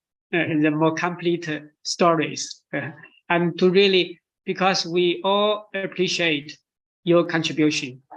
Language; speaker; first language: English; non-native, fluent; Chinese